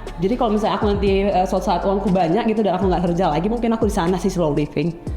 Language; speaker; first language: Indonesian; native; Indonesian